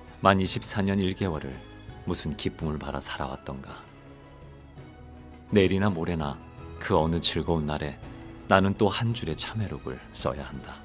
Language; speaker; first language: Korean; native; Korean